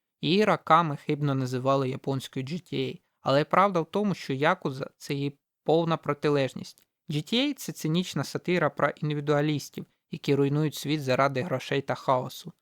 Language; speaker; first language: Ukrainian; native; Ukrainian